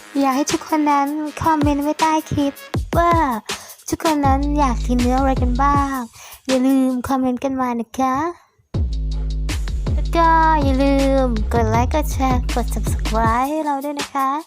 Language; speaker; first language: Thai; native; Thai